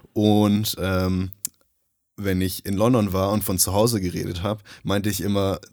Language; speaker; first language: German; early bilingual, other home language; Nepali